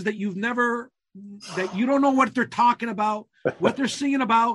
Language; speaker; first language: English; non-native, fluent; Italian